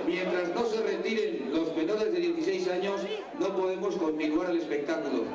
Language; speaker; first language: Spanish; native; Spanish